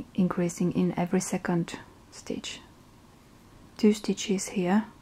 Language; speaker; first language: English; non-native, fluent; Finnish